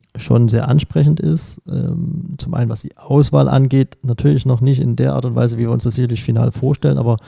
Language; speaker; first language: German; native; German